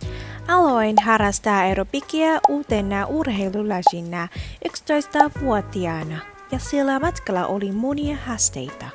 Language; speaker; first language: Finnish; non-native, learner; Vietnamese